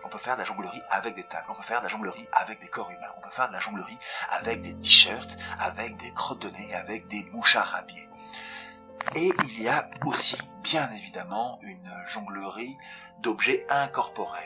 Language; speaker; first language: French; native; French